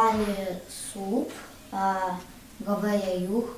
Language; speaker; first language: Russian; early bilingual, heritage; Russian